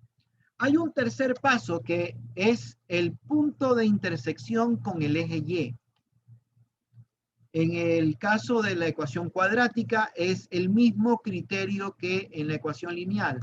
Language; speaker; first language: Spanish; native; Spanish